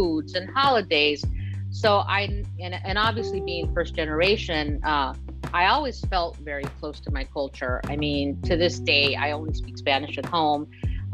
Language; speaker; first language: English; early bilingual, other home language; Spanish